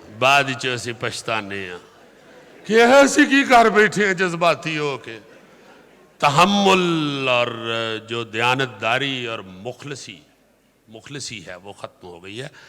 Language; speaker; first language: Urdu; non-native, local second language; Punjabi